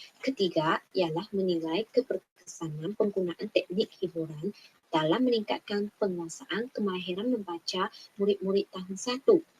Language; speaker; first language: Malay; non-native, local second language; Chinese